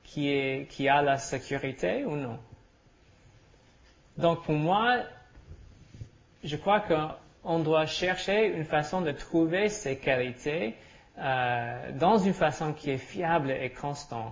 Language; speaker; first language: French; non-native, learner; English